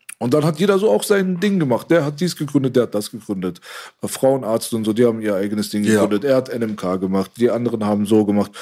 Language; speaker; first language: German; native; German